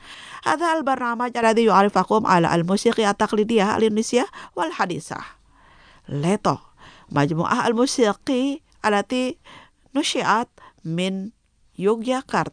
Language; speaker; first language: Arabic; non-native, fluent; Indonesian